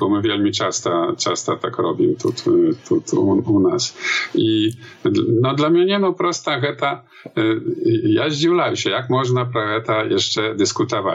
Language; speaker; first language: Polish; non-native, learner; Belarusian